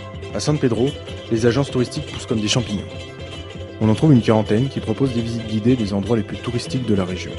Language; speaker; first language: French; native; French